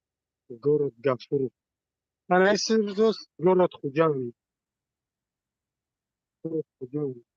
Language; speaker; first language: Russian; non-native, learner; Tajik